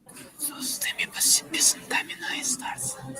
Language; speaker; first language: Polish; non-native, fluent; Ukrainian